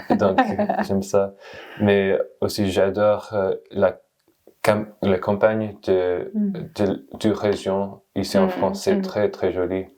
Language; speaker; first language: French; non-native, learner; English